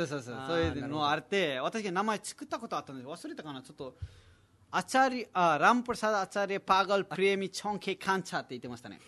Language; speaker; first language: Japanese; non-native, fluent; Nepali